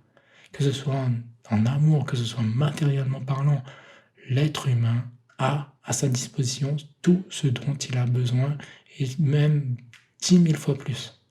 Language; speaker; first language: French; native; French